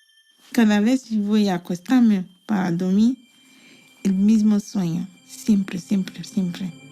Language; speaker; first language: Spanish; non-native, learner; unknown